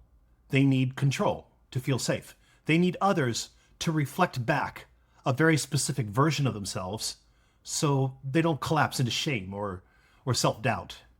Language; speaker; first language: English; native; English